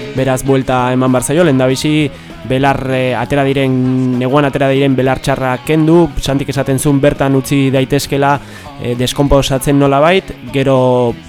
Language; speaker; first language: Basque; early bilingual, heritage; Basque